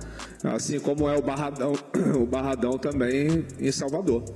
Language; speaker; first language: Portuguese; native; Portuguese